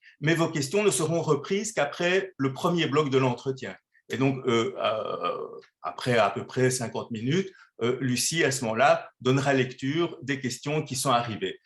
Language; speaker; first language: French; native; French